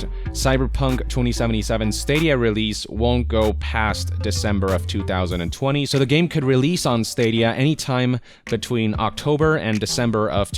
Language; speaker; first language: English; native; English